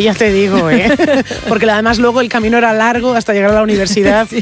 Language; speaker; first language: Spanish; native; Spanish